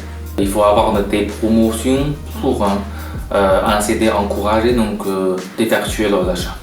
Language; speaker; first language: French; non-native, fluent; Chinese